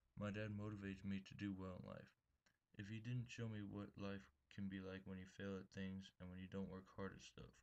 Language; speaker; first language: English; native; English